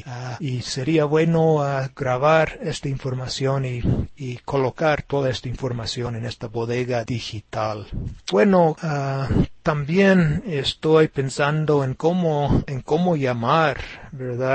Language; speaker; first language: Spanish; non-native, fluent; English